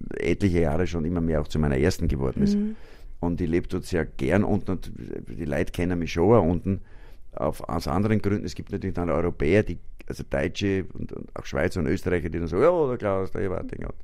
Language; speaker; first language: German; native; German